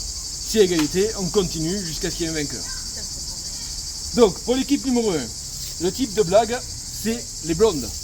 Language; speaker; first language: French; native; French